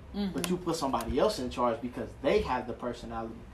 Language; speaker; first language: English; native; English